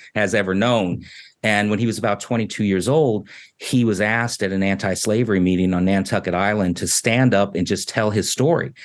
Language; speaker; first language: English; native; English